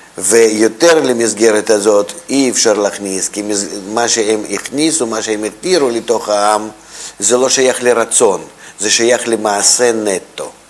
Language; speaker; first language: Hebrew; non-native, fluent; Russian